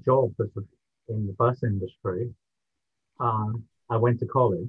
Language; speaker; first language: English; native; English